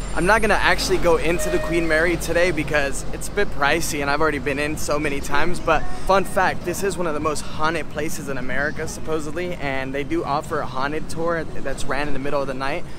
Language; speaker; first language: English; native; English